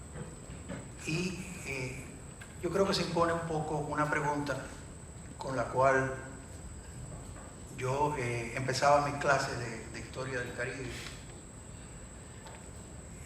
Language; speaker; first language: Spanish; native; Spanish